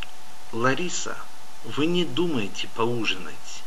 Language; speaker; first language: Russian; non-native, fluent; English